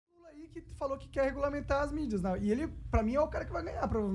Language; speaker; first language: Portuguese; native; Portuguese